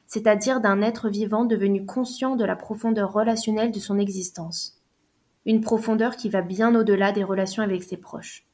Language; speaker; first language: French; native; French